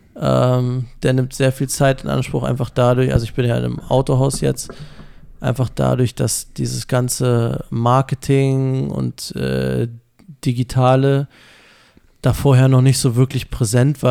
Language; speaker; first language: German; native; German